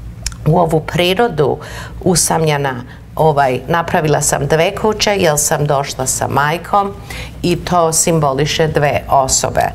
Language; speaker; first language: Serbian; early bilingual, heritage; Serbian